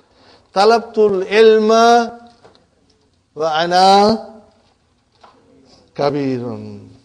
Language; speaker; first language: Arabic; non-native, fluent; English